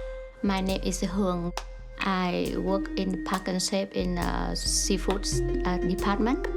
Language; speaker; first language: English; non-native, learner; Vietnamese